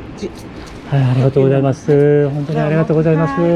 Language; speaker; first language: Japanese; non-native, learner; Korean